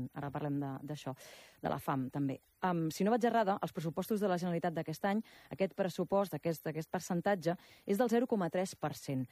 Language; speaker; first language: Catalan; native; Catalan